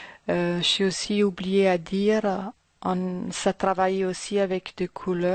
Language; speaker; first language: French; non-native, fluent; German